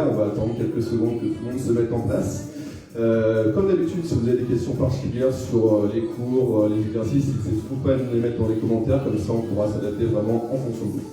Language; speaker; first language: French; native; French